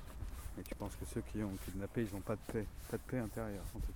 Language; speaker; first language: French; native; French